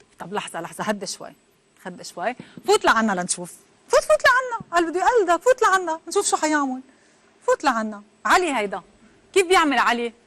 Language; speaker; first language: Arabic; native; Arabic